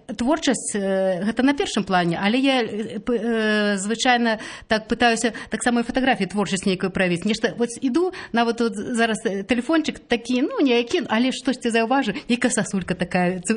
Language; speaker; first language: Belarusian; non-native, local second language; Russian